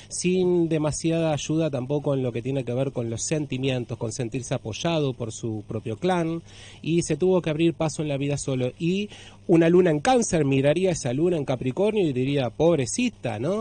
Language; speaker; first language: Spanish; native; Spanish